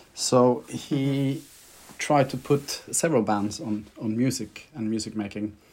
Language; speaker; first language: English; non-native, fluent; Norwegian